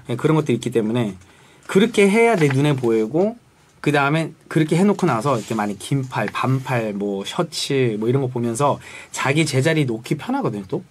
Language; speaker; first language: Korean; early bilingual, heritage; Korean